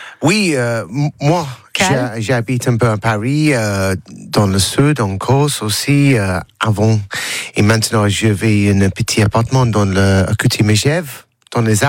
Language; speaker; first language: French; non-native, learner; English